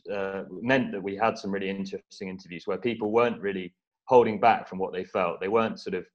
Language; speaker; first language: English; native; English